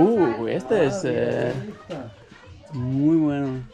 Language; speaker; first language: Spanish; non-native, learner; Danish